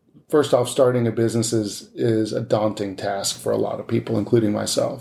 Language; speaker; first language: English; native; English